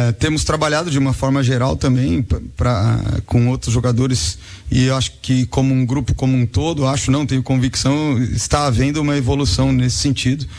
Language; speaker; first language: Portuguese; native; Portuguese